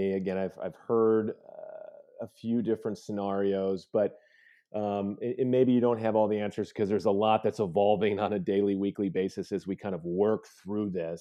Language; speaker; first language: English; native; English